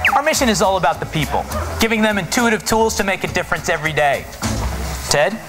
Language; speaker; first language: English; native; English